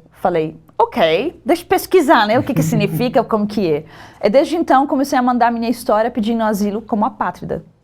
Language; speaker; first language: Portuguese; non-native, fluent; Arabic